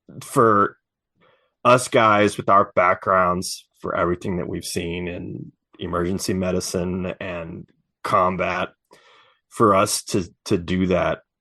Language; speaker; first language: English; native; English